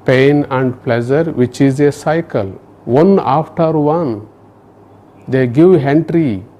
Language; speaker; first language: English; non-native, local second language; Kannada